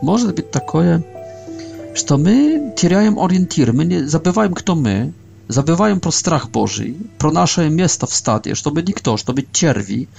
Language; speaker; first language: Polish; non-native, learner; Russian